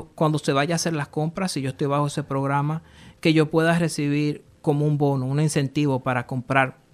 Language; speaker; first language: Spanish; early bilingual, heritage; Spanish